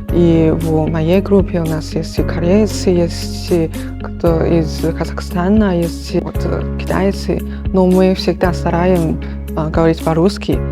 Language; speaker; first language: Russian; non-native, fluent; Chinese